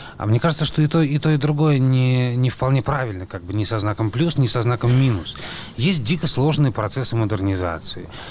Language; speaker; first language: Russian; native; Russian